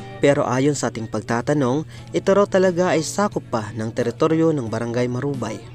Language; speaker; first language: Filipino; non-native, local second language; Waray